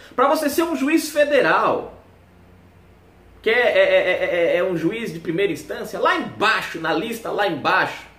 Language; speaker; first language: Portuguese; native; Portuguese